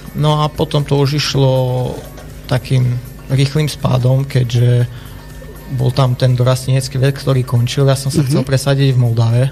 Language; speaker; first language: Slovak; native; Slovak